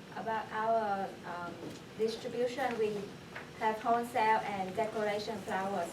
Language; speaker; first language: English; non-native, fluent; Vietnamese